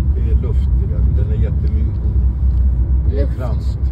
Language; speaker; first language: Swedish; non-native, learner; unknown